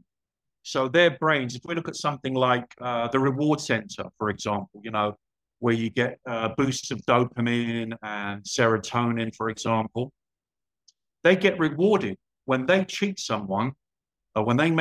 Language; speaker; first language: English; native; English